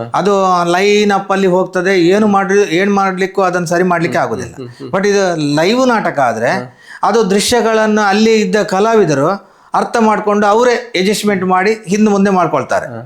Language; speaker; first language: Kannada; non-native, local second language; Tulu